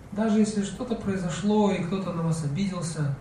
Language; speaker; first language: Russian; native; Russian